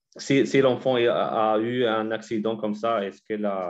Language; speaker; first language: French; non-native, learner; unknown